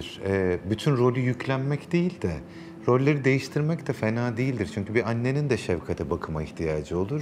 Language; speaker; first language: Turkish; native; Turkish